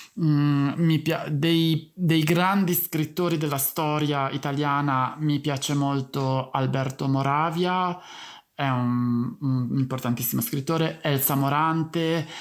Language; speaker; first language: Italian; native; Italian